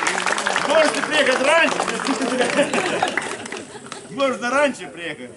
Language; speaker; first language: Russian; non-native, fluent; Lithuanian